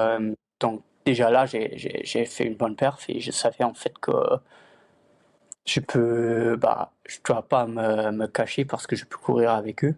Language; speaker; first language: French; non-native, fluent; Luxembourgish